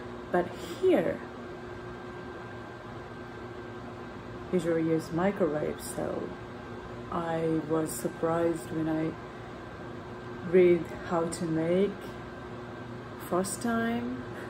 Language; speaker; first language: English; non-native, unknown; Japanese